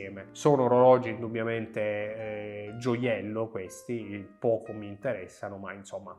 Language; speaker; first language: Italian; native; Italian